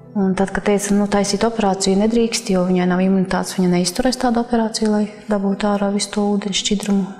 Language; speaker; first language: Latvian; non-native, local second language; Russian